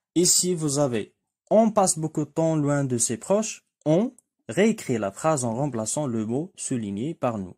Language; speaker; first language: French; non-native, local second language; Arabic